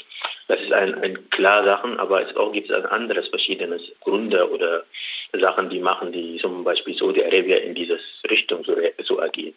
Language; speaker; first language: German; non-native, learner; Arabic